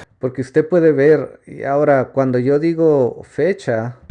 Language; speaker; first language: Spanish; native; Spanish